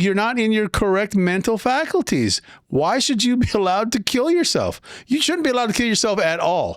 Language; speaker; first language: English; native; English